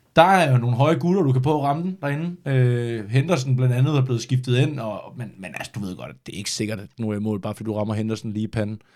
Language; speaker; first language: Danish; native; Danish